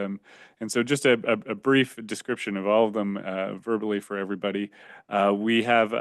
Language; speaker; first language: English; native; English